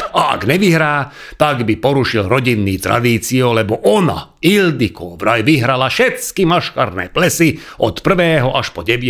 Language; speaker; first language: Slovak; non-native, local second language; Hungarian